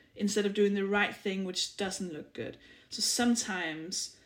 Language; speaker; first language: English; non-native, fluent; Danish